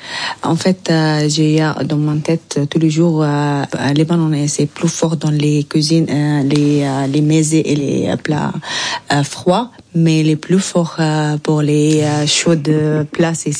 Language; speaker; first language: French; non-native, learner; Arabic